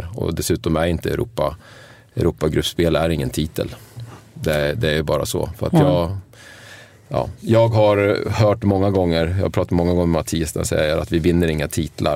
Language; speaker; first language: Swedish; native; Swedish